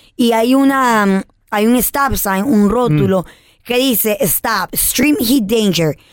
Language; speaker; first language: Spanish; early bilingual, heritage; Spanish